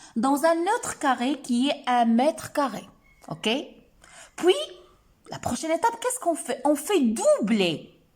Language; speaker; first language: French; non-native, local second language; Arabic